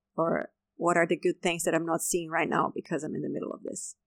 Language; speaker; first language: English; non-native, fluent; Portuguese